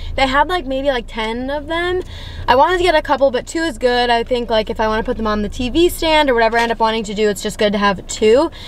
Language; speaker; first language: English; native; English